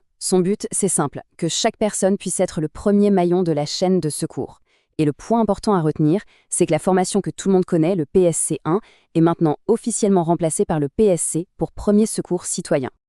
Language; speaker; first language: French; native; French